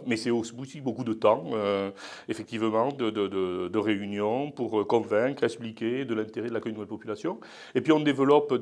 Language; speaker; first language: French; native; French